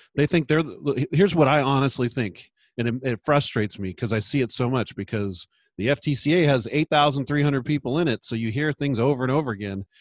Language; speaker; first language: English; native; English